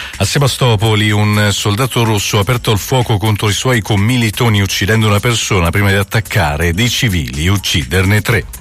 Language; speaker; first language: Italian; native; Italian